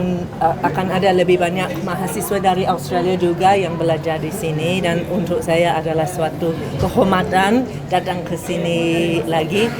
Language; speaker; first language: Indonesian; non-native, fluent; English